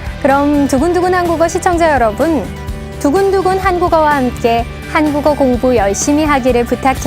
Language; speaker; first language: Korean; native; Korean